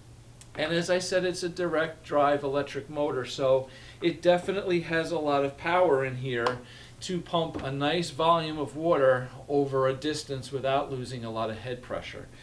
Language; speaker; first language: English; native; English